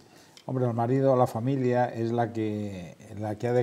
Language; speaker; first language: Spanish; native; Spanish